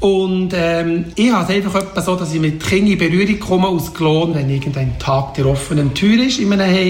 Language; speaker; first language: German; native; German